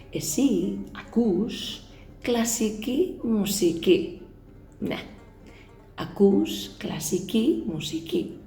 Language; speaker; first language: Greek; non-native, learner; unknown